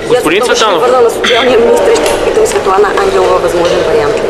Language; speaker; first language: Bulgarian; native; Bulgarian